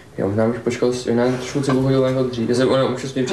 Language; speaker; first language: Czech; native; Czech